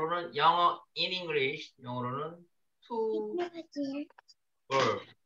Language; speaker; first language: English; non-native, learner; Korean